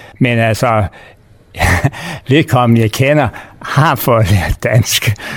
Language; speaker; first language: Danish; native; Danish